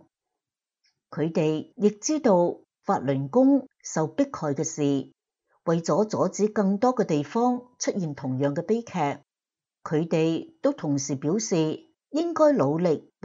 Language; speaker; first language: Chinese; non-native, local second language; Cantonese